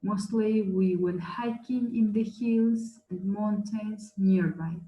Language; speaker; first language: English; non-native, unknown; Kazakh